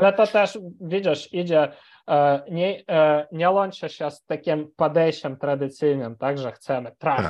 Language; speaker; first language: Polish; non-native, fluent; Ukrainian